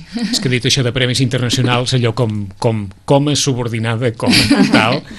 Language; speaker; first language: Catalan; native; Catalan